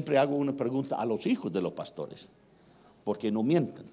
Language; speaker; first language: Spanish; non-native, fluent; English